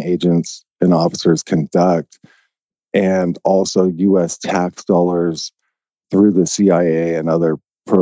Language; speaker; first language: English; native; English